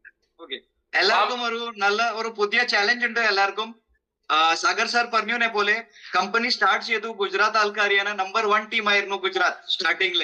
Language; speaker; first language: Malayalam; non-native, fluent; Hindi